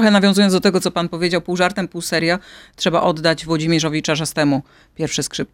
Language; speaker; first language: Polish; native; Polish